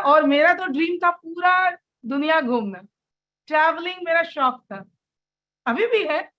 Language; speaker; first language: Hindi; non-native, local second language; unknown